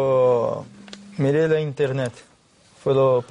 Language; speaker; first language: Spanish; non-native, learner; Portuguese